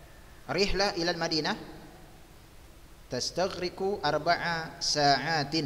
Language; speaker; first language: Arabic; non-native, fluent; Indonesian